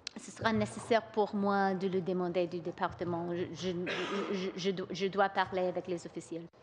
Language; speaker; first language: French; non-native, local second language; English